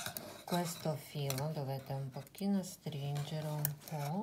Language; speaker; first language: Italian; non-native, fluent; Russian